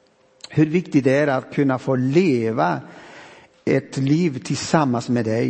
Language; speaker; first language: Swedish; non-native, fluent; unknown